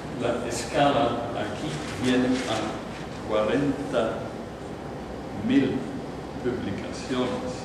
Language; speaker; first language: Spanish; non-native, fluent; Dutch